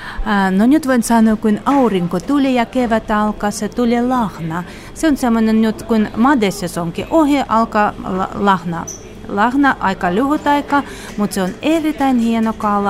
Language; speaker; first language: Finnish; non-native, learner; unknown